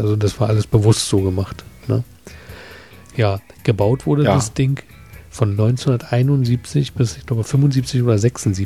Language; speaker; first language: German; native; German